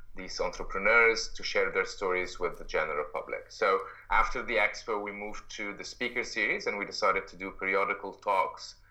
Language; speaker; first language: English; non-native, fluent; Arabic